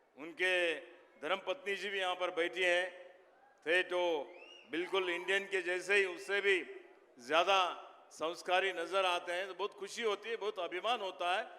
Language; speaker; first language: Hindi; non-native, local second language; Kannada